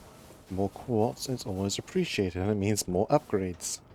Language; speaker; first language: English; native; English